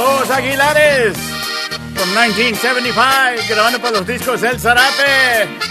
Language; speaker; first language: Spanish; early bilingual, heritage; Spanish